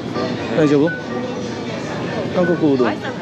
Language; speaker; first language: Japanese; non-native, learner; Korean